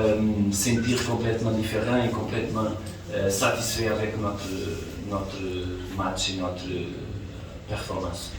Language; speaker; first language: French; non-native, fluent; Portuguese